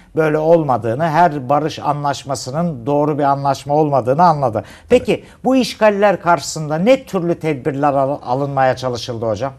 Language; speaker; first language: Turkish; native; Turkish